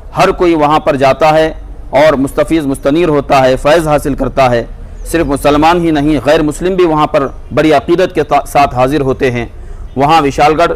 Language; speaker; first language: Urdu; native; Urdu